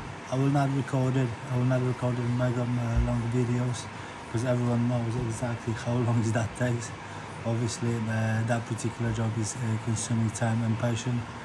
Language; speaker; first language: English; non-native, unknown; Polish